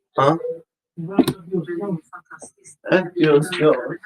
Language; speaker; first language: Swedish; early bilingual, other home language; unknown